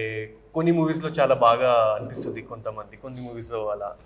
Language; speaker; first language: Telugu; non-native, fluent; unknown